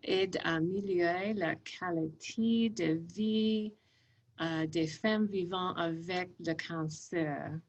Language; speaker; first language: French; non-native, fluent; English